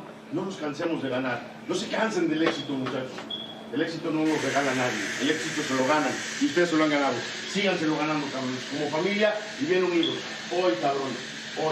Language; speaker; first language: Spanish; native; Spanish